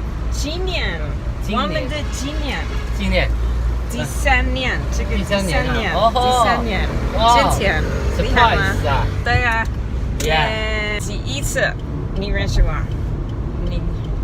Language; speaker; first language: Chinese; non-native, learner; English